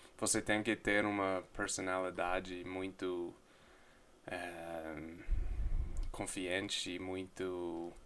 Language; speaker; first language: Portuguese; non-native, fluent; English